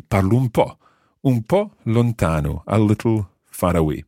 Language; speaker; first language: Italian; non-native, fluent; English